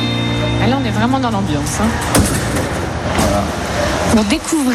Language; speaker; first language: French; native; French